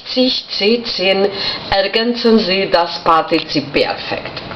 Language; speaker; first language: German; non-native, fluent; Spanish